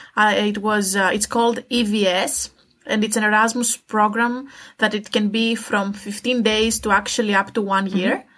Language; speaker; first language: English; non-native, fluent; Greek